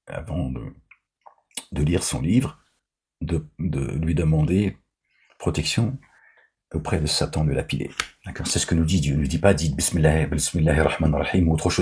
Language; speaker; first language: French; native; French